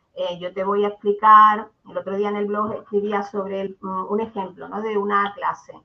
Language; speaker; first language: Spanish; native; Spanish